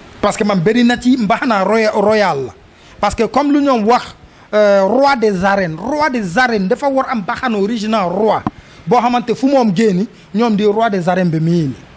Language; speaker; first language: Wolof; non-native, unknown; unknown